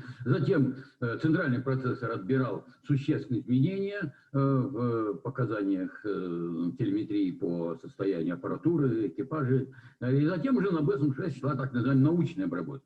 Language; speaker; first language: Russian; native; Russian